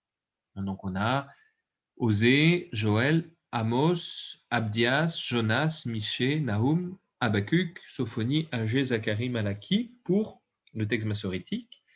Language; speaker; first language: French; native; French